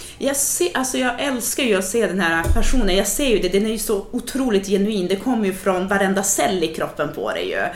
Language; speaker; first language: Swedish; native; Swedish